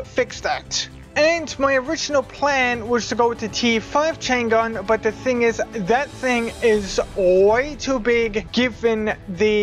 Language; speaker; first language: English; native; English